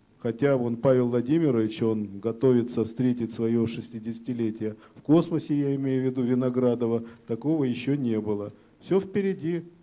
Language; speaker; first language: Russian; native; Russian